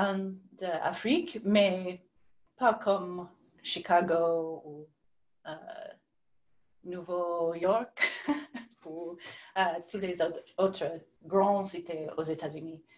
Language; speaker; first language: French; non-native, learner; English